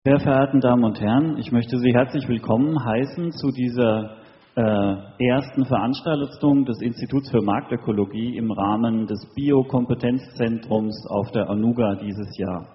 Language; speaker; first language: German; native; German